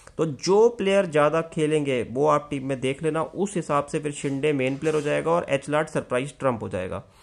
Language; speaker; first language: Hindi; native; Hindi